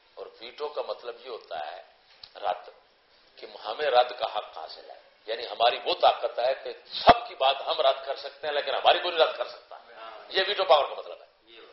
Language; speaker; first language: Urdu; non-native, local second language; Punjabi